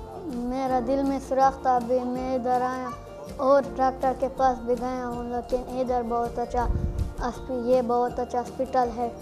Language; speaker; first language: Hindi; non-native, local second language; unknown